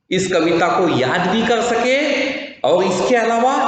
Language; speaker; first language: Hindi; non-native, local second language; Kannada